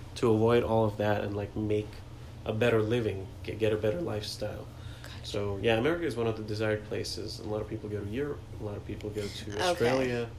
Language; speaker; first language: English; non-native, local second language; Hindi